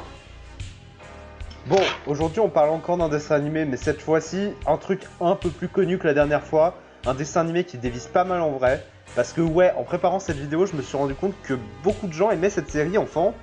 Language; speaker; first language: French; native; French